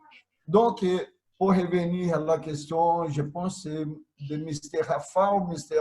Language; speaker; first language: French; non-native, fluent; Portuguese